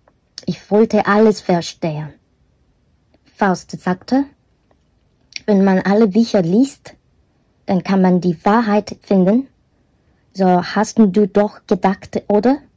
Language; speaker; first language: German; non-native, learner; Korean